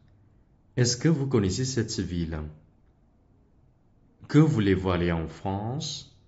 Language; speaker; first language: French; non-native, fluent; Chinese